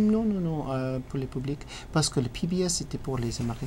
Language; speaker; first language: French; non-native, learner; English